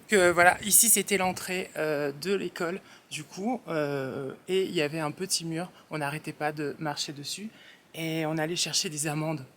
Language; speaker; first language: French; early bilingual, other home language; Réunion Creole French